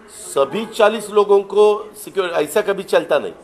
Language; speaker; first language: Hindi; non-native, local second language; Marathi